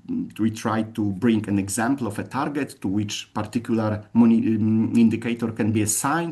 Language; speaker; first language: English; non-native, fluent; Polish